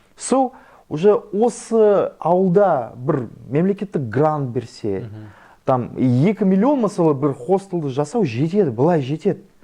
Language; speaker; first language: Kazakh; non-native, local second language; Russian